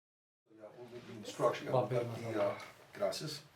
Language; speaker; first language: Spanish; non-native, learner; English